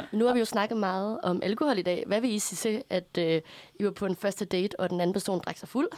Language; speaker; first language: Danish; native; Danish